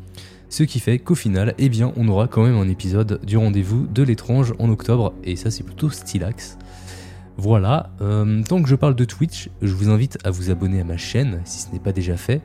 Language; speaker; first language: French; native; French